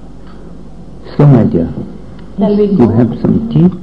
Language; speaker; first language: English; non-native, fluent; Russian